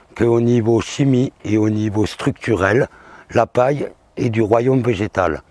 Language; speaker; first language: French; native; French